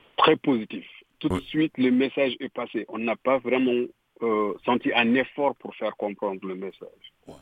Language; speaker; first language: French; non-native, local second language; Fula